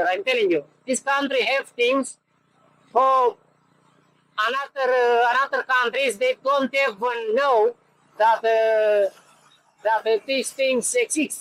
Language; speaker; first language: English; non-native, learner; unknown